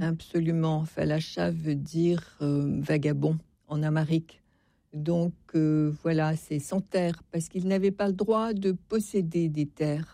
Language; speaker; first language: French; native; French